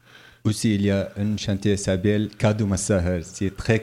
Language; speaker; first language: French; non-native, learner; Arabic